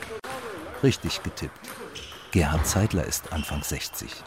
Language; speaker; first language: German; native; German